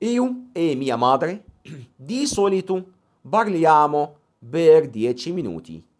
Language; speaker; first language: Italian; non-native, fluent; Arabic